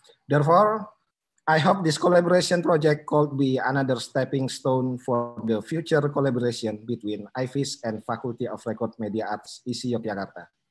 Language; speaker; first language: English; non-native, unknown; Indonesian